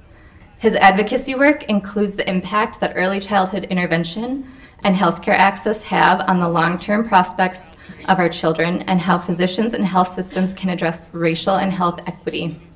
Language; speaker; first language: English; native; English